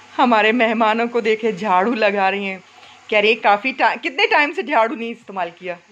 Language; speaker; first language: Urdu; non-native, local second language; Baluchi